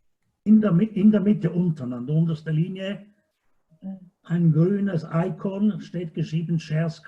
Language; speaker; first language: German; non-native, fluent; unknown